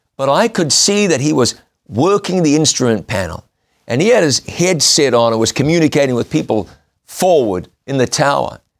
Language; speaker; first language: English; native; English